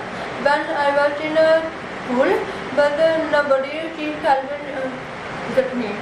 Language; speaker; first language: English; non-native, learner; Punjabi